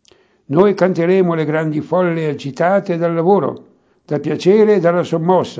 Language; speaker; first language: Italian; native; Italian